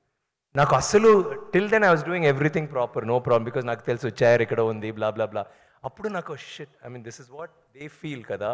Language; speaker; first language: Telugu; non-native, learner; Tamil